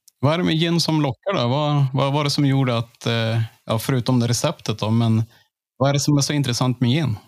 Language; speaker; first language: Swedish; native; Swedish